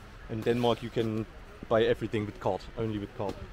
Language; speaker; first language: English; non-native, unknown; German